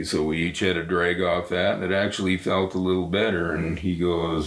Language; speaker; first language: English; native; English